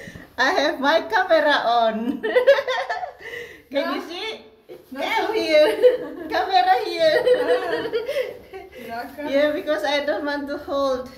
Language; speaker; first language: English; non-native, learner; Indonesian